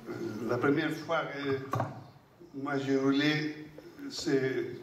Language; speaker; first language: French; non-native, fluent; Italian